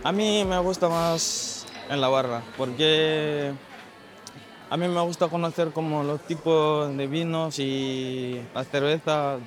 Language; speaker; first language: Spanish; non-native, learner; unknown